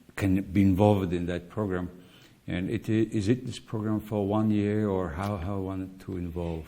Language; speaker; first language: English; non-native, fluent; Mongolian